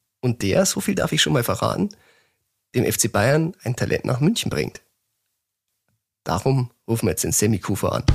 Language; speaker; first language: German; native; German